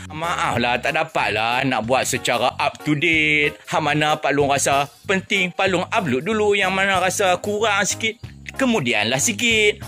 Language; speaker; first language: Malay; native; Malay